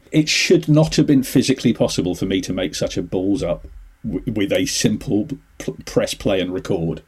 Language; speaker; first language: English; native; English